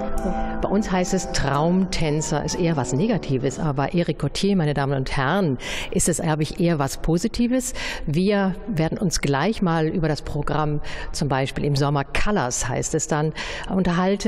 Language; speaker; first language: German; native; German